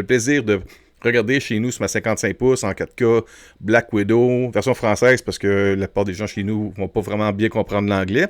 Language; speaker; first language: French; native; French